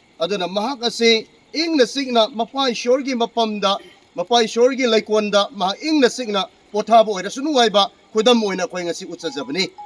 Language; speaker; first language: Manipuri; non-native, local second language; Rongmei Naga